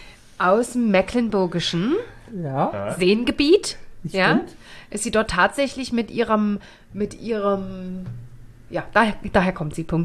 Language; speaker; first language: German; native; German